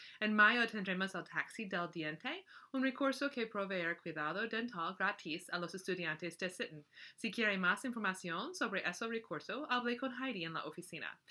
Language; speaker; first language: Spanish; non-native, learner; English